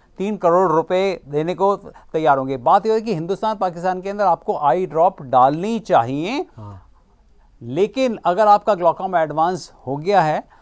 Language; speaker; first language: Hindi; native; Hindi